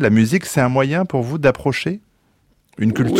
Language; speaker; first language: French; native; French